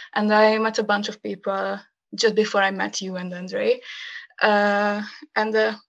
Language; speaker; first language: English; non-native, learner; Hungarian